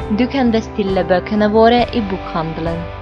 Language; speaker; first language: Norwegian; non-native, fluent; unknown